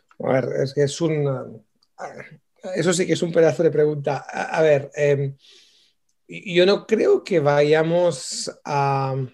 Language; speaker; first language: Spanish; non-native, fluent; French